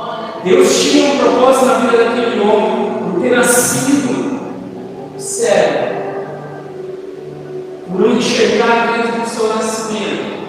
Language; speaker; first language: Portuguese; native; Portuguese